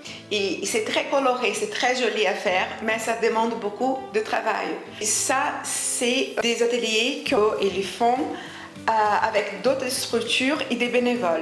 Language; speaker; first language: French; non-native, fluent; Portuguese